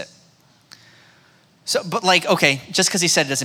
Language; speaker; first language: English; native; English